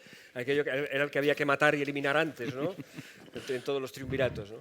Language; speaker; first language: Spanish; native; Spanish